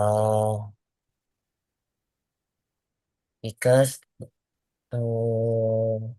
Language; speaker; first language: English; non-native, learner; Vietnamese